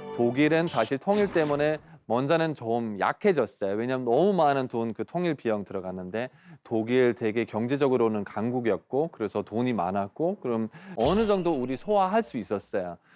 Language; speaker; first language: Korean; non-native, fluent; German